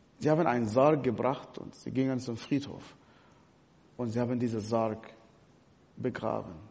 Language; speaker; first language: German; non-native, fluent; Arabic